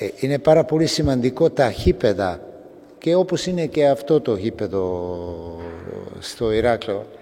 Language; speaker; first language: Greek; non-native, fluent; Serbian